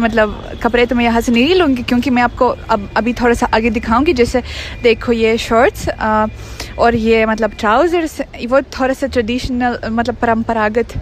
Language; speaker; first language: Hindi; non-native, fluent; Russian